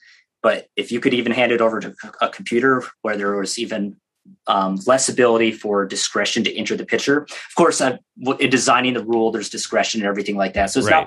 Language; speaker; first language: English; native; English